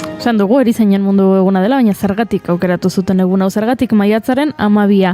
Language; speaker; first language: Basque; native; Basque